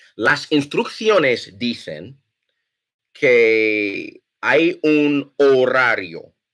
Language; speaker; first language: Spanish; non-native, fluent; English